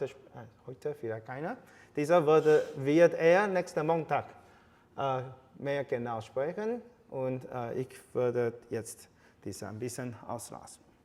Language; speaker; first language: German; non-native, fluent; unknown